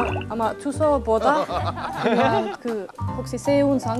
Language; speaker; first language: Korean; non-native, learner; Finnish